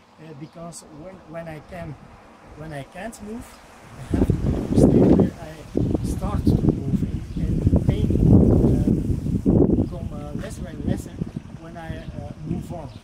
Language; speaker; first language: English; non-native, fluent; Dutch